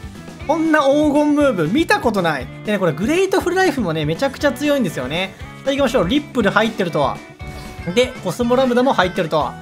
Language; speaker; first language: Japanese; native; Japanese